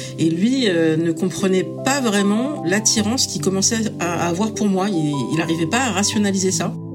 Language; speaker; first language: French; native; French